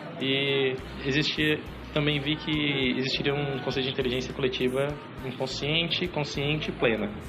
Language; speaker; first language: Portuguese; native; Portuguese